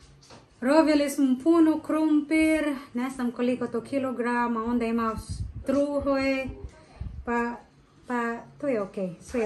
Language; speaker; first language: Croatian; non-native, learner; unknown